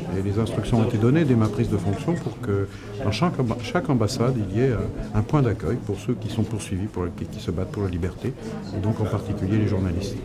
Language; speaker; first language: French; native; French